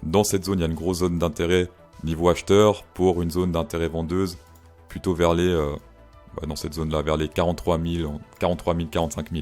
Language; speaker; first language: French; native; French